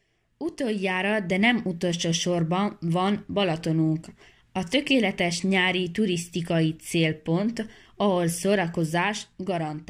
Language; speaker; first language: Hungarian; early bilingual, heritage; Hungarian